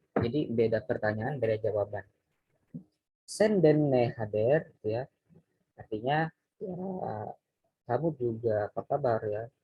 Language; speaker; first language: Indonesian; native; Indonesian